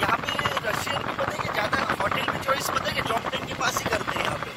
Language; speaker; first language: Hindi; native; Hindi